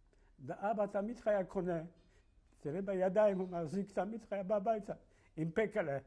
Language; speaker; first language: Hebrew; non-native, fluent; Yiddish